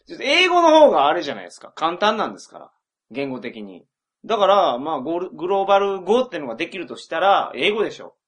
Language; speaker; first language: Japanese; native; Japanese